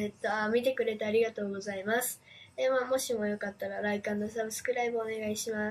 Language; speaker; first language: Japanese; early bilingual, heritage; Japanese